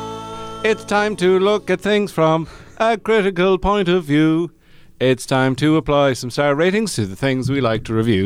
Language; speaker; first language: English; native; English